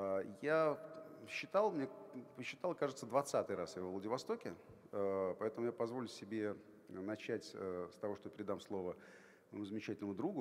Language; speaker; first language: Russian; native; Russian